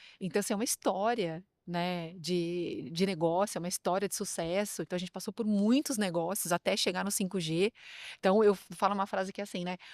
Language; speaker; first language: Portuguese; native; Portuguese